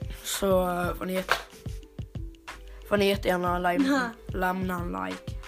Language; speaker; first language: Swedish; native; Swedish